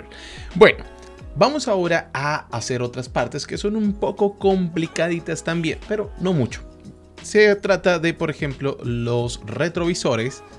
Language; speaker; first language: Spanish; native; Spanish